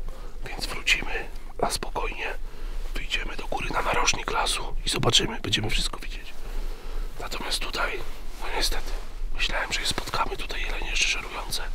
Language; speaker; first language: Polish; native; Polish